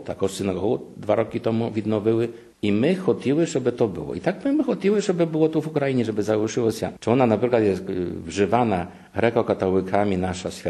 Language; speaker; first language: Ukrainian; non-native, fluent; Polish